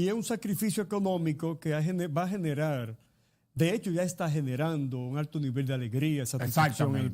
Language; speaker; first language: Spanish; native; Spanish